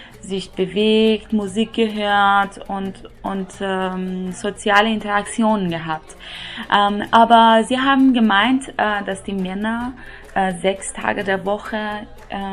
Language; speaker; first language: German; non-native, fluent; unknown